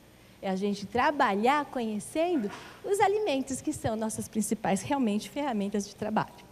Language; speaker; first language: Portuguese; native; Portuguese